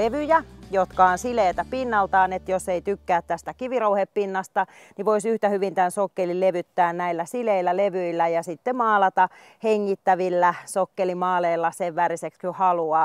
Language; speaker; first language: Finnish; native; Finnish